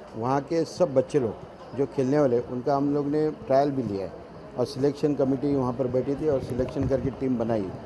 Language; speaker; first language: Hindi; non-native, local second language; Marathi